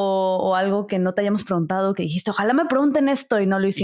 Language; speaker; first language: Spanish; native; Spanish